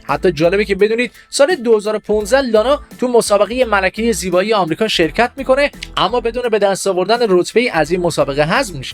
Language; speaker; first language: Persian; native; Persian